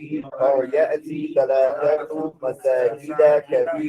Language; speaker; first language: Arabic; non-native, learner; English